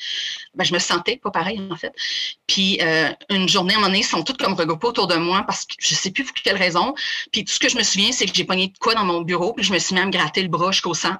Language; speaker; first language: French; native; French